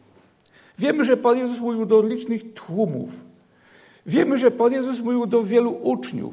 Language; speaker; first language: Polish; native; Polish